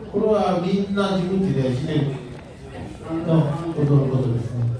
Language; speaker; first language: Japanese; non-native, learner; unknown